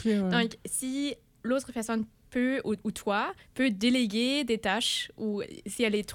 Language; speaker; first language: French; non-native, fluent; German